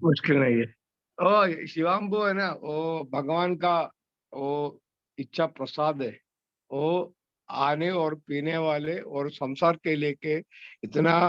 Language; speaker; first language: Hindi; non-native, learner; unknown